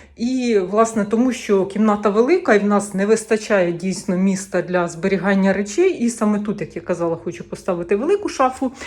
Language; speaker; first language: Ukrainian; non-native, local second language; Russian